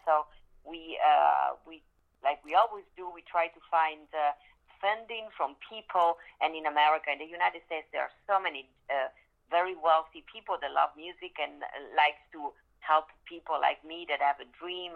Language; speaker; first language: English; non-native, fluent; Italian